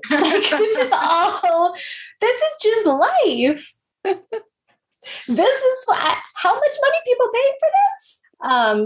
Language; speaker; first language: English; native; English